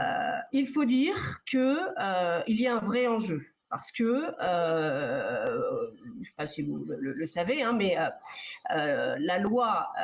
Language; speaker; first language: French; native; French